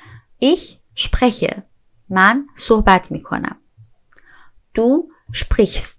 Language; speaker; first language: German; non-native, fluent; Persian